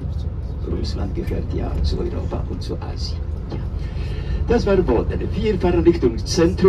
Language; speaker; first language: German; non-native, fluent; Polish